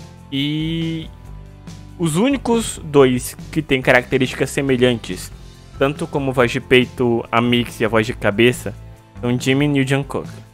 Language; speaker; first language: Portuguese; native; Portuguese